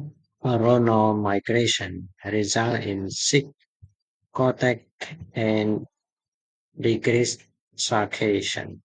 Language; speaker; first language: English; non-native, fluent; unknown